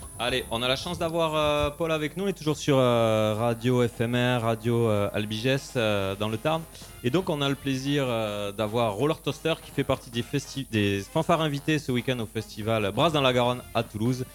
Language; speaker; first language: French; native; French